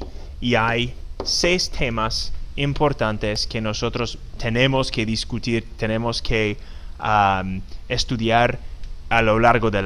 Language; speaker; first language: Spanish; non-native, fluent; English